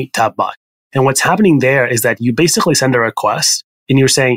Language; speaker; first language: English; non-native, fluent; Spanish